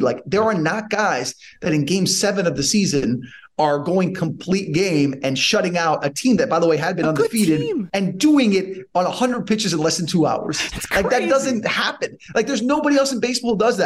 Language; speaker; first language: English; native; English